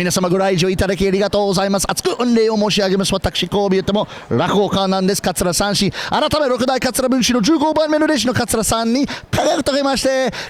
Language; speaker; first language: Japanese; non-native, fluent; English